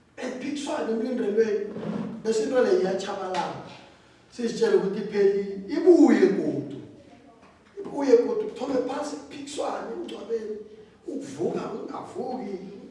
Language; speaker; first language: Zulu; non-native, local second language; South Ndebele